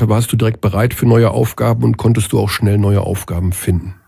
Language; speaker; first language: German; native; German